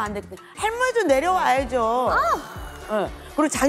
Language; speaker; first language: Korean; native; Korean